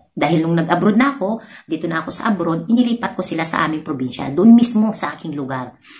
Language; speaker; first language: Filipino; non-native, local second language; Iloko